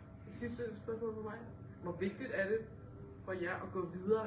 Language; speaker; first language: Danish; native; Danish